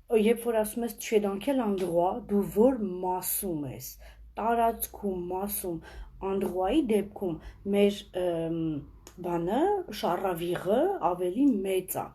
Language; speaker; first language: Armenian; native; Armenian